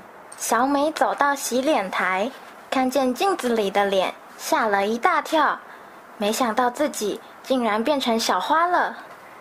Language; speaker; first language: Chinese; native; Chinese